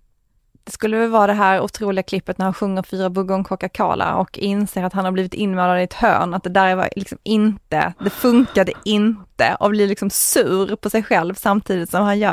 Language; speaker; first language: Swedish; native; Swedish